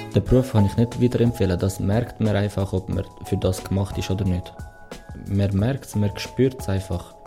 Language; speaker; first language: German; non-native, fluent; Portuguese